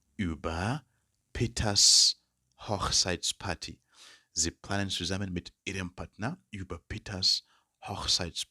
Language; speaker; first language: German; non-native, learner; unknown